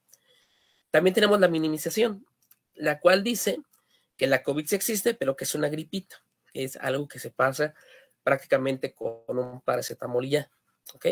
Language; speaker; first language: Spanish; native; Spanish